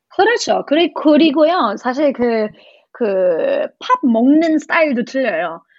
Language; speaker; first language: Korean; non-native, learner; English